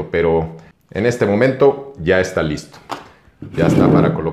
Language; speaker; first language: Spanish; native; Spanish